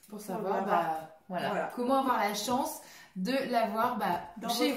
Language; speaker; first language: French; native; French